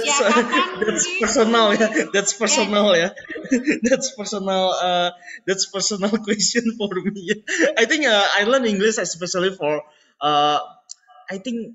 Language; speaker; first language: English; non-native, learner; Indonesian